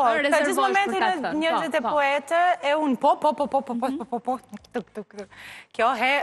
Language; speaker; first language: Albanian; non-native, learner; Portuguese